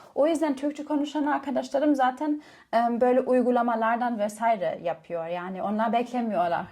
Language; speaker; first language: Turkish; non-native, fluent; German